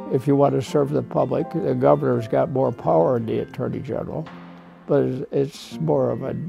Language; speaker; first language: English; native; English